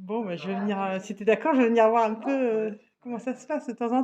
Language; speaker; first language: French; native; French